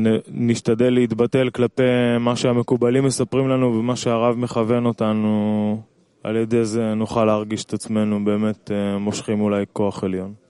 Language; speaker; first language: Hebrew; non-native, fluent; Russian